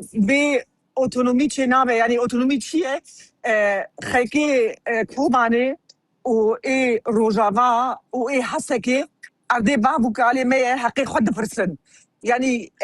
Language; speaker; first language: Kurdish; early bilingual, heritage; Kurdish